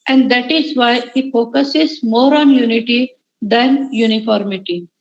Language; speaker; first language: English; non-native, local second language; Marathi